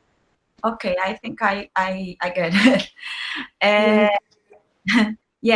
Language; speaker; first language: English; non-native, learner; Portuguese